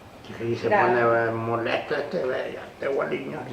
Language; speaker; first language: Spanish; native; Spanish